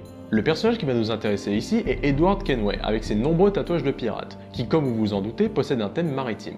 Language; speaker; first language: French; native; French